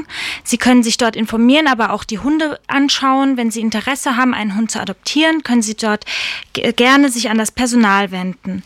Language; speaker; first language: German; native; German